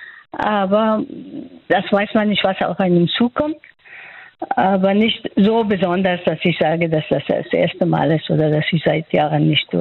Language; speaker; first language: German; non-native, local second language; Persian